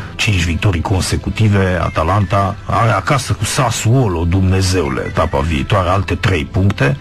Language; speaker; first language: Romanian; native; Romanian